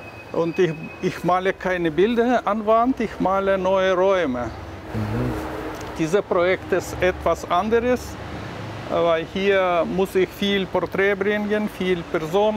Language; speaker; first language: German; non-native, learner; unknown